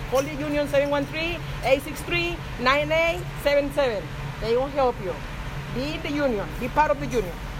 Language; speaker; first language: English; non-native, learner; Spanish